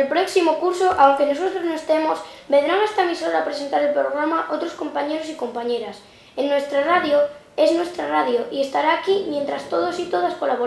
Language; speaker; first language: Spanish; native; Spanish